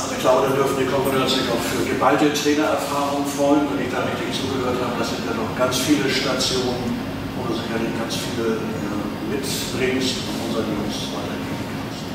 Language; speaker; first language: German; native; German